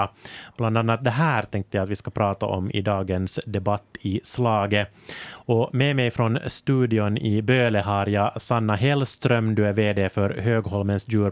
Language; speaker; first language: Swedish; native; Swedish